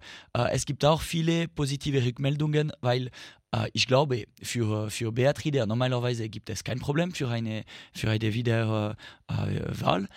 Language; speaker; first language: German; non-native, fluent; French